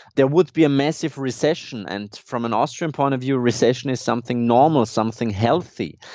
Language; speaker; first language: English; non-native, fluent; German